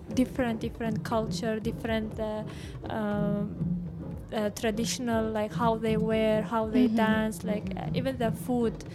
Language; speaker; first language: English; non-native, learner; Russian